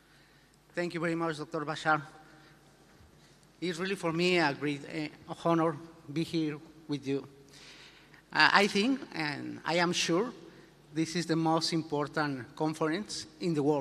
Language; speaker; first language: English; non-native, learner; Spanish